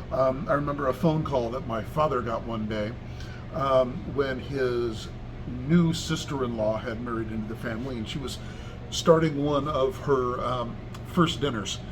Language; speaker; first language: English; native; English